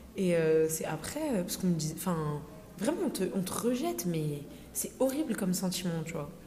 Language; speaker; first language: French; native; French